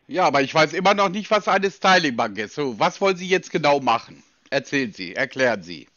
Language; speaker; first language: German; native; German